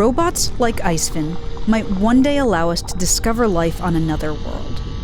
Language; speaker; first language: English; native; English